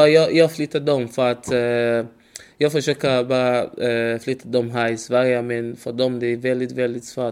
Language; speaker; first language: Swedish; non-native, learner; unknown